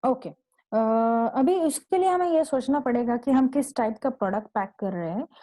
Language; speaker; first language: Hindi; non-native, local second language; Marathi